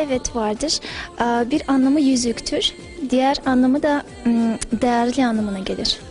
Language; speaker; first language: Turkish; non-native, learner; Uyghur